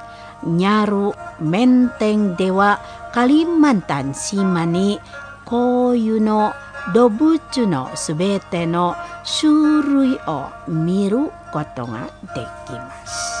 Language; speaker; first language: Japanese; non-native, fluent; Indonesian